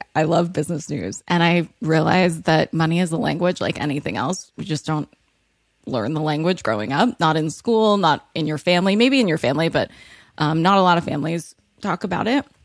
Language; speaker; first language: English; early bilingual, other home language; Hebrew